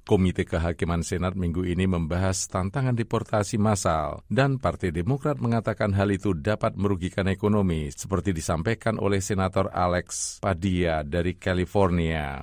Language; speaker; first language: Indonesian; native; Indonesian